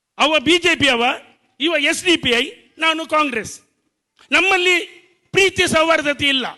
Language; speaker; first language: Kannada; non-native, local second language; Konkani